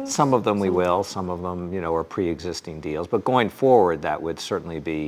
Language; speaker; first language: English; native; English